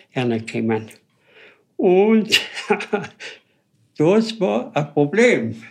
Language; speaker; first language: German; native; German